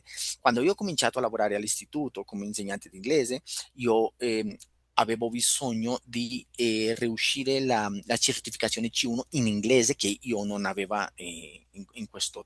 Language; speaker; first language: Italian; non-native, fluent; Spanish